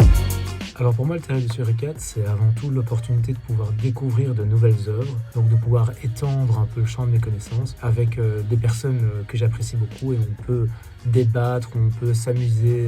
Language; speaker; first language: French; native; French